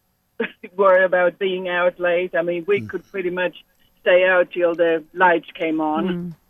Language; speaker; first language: English; non-native, fluent; Swedish